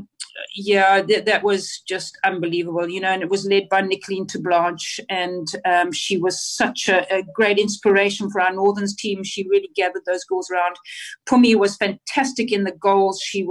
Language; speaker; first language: English; native; English